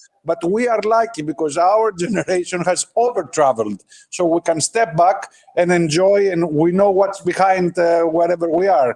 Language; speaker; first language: English; non-native, fluent; Greek